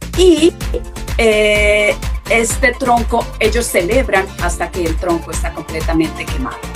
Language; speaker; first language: Spanish; native; Spanish